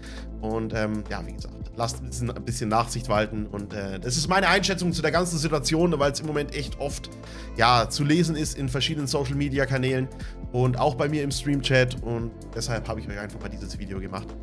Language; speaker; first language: German; native; German